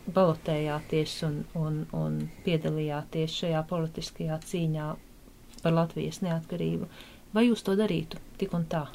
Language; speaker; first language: Latvian; native; Latvian